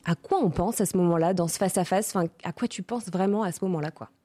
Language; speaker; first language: French; native; French